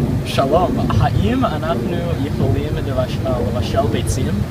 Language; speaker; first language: Hebrew; non-native, learner; English